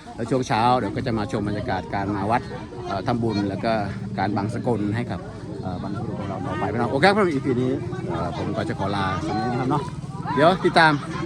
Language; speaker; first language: Thai; non-native, local second language; Northern Khmer